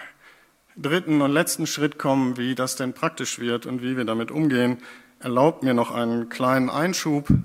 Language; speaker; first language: German; native; German